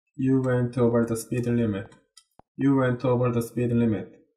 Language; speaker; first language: English; non-native, learner; Korean